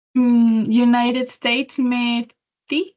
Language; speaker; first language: Hindi; non-native, learner; Spanish